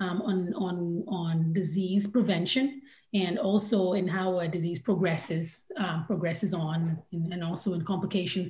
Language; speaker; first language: English; non-native, local second language; Yoruba